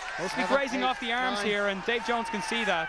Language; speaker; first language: English; native; English